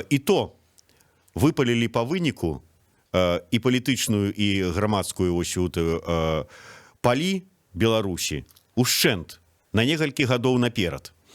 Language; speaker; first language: Belarusian; native; Belarusian